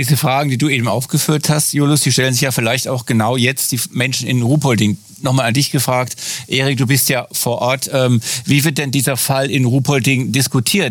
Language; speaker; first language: German; native; German